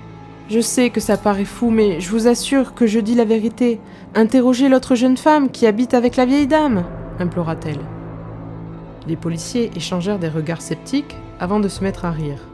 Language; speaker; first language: French; native; French